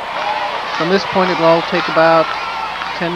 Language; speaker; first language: English; native; English